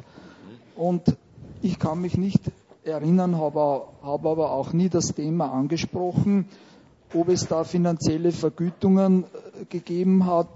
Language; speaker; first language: German; native; German